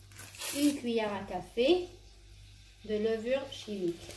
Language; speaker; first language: French; non-native, local second language; Arabic